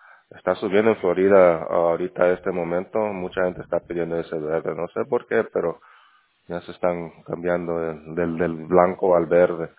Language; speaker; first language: Spanish; native; Spanish